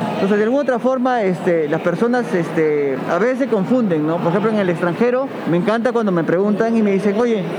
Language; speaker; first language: Spanish; native; Spanish